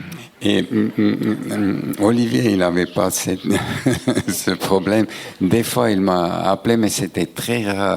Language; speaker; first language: French; non-native, local second language; German